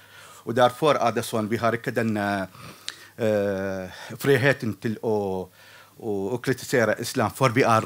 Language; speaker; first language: Norwegian; non-native, fluent; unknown